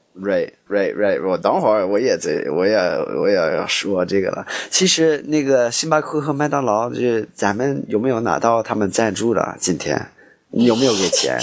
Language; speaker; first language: Chinese; non-native, fluent; English